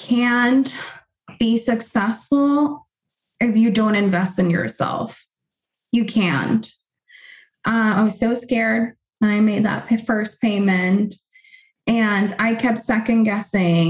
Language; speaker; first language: English; non-native, fluent; Spanish